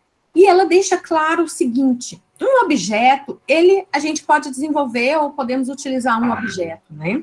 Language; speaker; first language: Portuguese; native; Portuguese